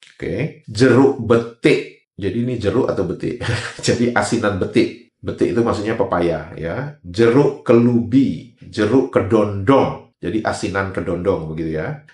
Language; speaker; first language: Indonesian; native; Indonesian